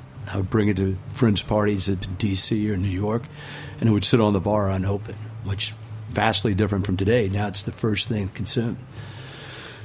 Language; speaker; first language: English; native; English